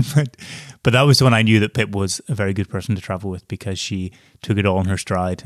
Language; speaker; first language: English; native; English